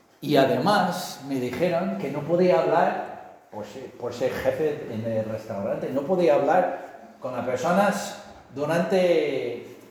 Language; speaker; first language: Spanish; non-native, fluent; English